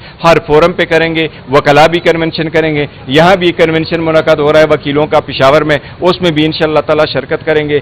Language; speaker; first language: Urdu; non-native, local second language; Pashto